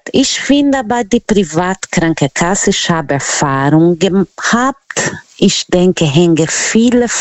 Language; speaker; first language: German; non-native, fluent; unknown